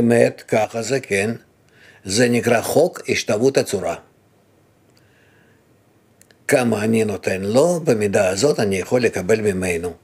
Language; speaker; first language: Hebrew; non-native, fluent; Russian